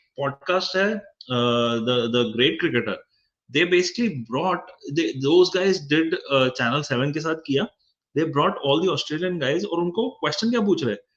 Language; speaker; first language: English; non-native, local second language; Hindi